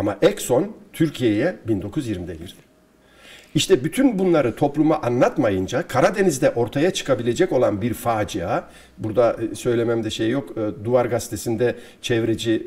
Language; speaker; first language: Turkish; native; Turkish